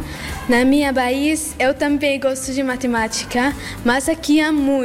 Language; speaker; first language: Portuguese; non-native, learner; Arabic